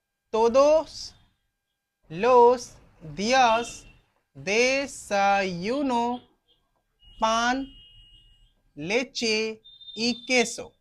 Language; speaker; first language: Spanish; non-native, fluent; Hindi